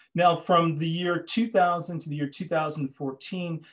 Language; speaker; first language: English; native; English